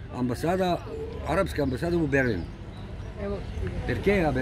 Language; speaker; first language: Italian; non-native, learner; Serbian